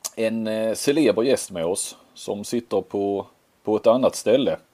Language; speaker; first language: Swedish; native; Swedish